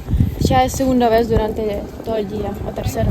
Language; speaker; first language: Spanish; non-native, fluent; Ukrainian